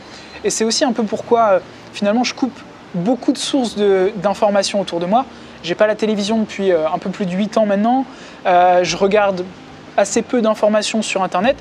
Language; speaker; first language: French; native; French